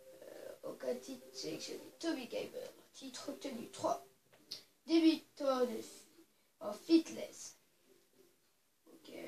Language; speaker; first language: French; native; French